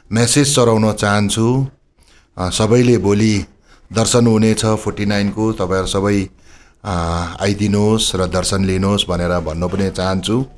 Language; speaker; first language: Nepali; native; Nepali